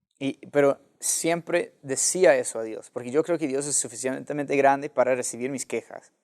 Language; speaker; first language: Spanish; non-native, fluent; English